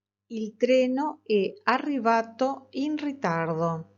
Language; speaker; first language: Italian; non-native, fluent; Spanish